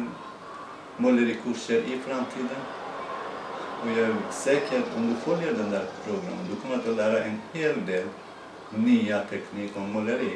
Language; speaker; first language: Swedish; non-native, learner; Persian